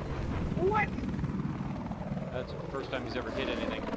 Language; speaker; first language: English; native; English